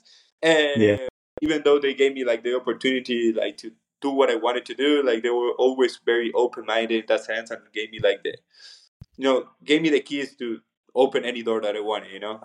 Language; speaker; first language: English; non-native, fluent; Spanish